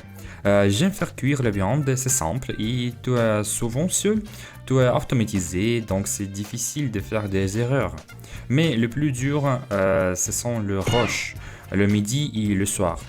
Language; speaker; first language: French; non-native, fluent; Russian